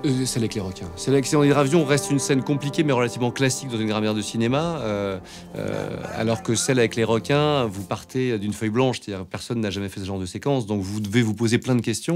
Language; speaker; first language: French; native; French